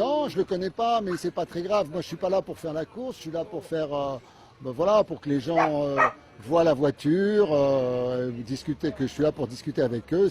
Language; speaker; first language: French; native; French